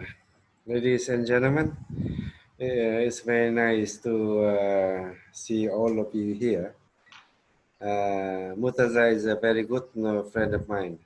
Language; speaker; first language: English; non-native, learner; Vietnamese